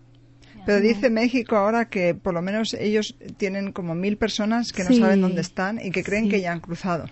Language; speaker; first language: Spanish; native; Spanish